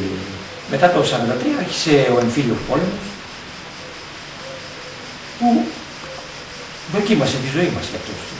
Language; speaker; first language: Greek; native; Greek